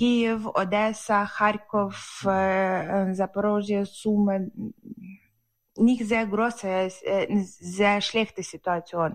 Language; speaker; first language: German; non-native, learner; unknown